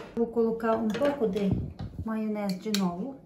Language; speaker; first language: Portuguese; non-native, learner; Ukrainian